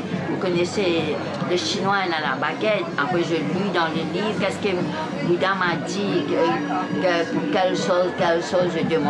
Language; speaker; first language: French; non-native, local second language; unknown